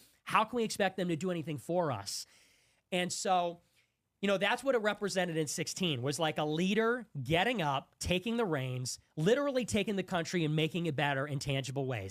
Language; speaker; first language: English; native; English